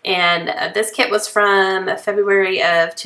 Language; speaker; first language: English; native; English